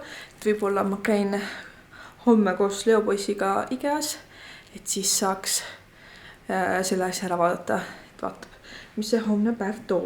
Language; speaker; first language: Estonian; native; Estonian